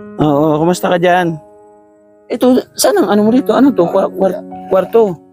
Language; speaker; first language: Filipino; non-native, local second language; Waray